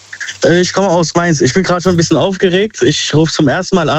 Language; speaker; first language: German; early bilingual, other home language; Arabic